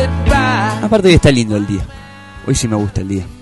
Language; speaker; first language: Spanish; native; Spanish